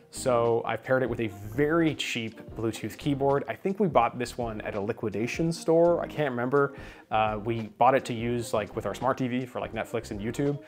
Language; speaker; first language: English; native; English